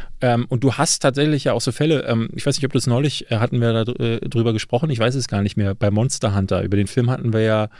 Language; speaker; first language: German; native; German